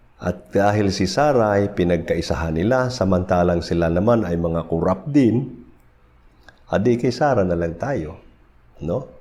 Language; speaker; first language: Filipino; non-native, local second language; Cebuano